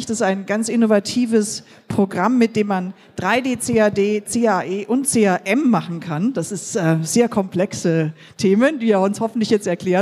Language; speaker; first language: German; native; German